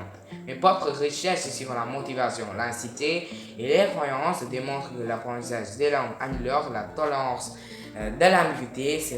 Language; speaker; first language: French; non-native, learner; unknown